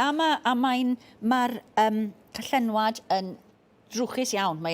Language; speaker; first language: Welsh; native; Welsh